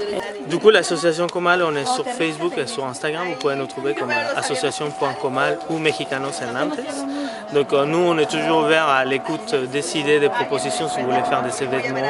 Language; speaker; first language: French; non-native, fluent; Spanish